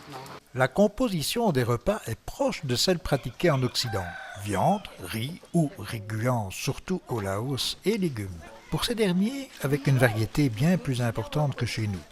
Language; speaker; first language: French; native; French